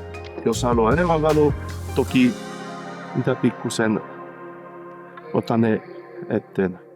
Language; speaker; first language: Finnish; non-native, fluent; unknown